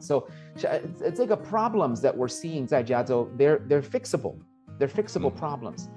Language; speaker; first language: English; early bilingual, other home language; Chinese